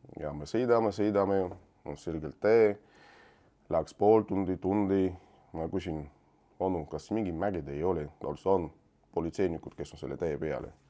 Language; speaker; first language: Estonian; non-native, fluent; Georgian